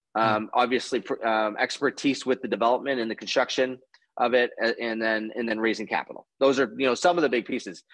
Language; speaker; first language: English; native; English